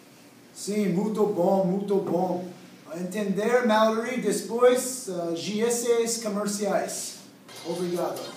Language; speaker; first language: Portuguese; non-native, learner; English